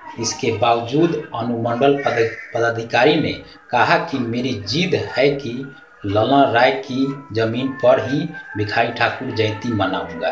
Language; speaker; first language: Hindi; native; Hindi